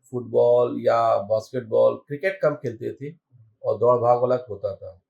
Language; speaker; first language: Hindi; native; Hindi